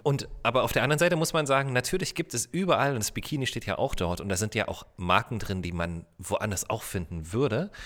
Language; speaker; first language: German; native; German